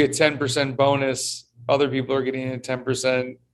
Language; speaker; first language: English; native; English